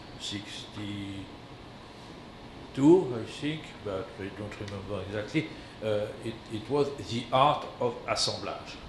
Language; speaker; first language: English; non-native, learner; French